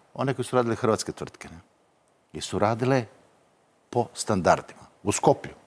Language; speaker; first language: Croatian; native; Croatian